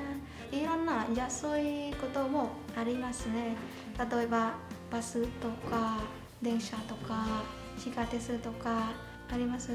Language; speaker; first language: Japanese; non-native, learner; Burmese